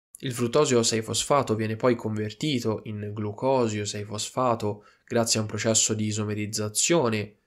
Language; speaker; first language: Italian; native; Italian